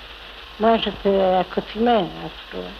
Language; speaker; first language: French; non-native, fluent; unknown